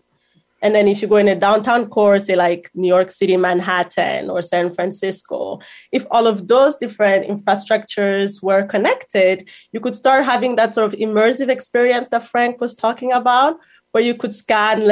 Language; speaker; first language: English; non-native, local second language; Kinyarwanda